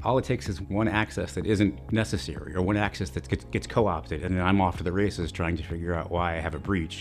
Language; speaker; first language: English; native; English